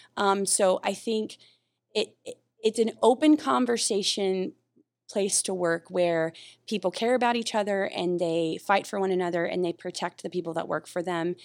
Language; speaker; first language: English; native; English